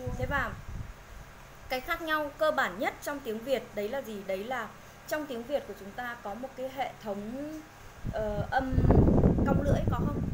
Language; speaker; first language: Vietnamese; native; Vietnamese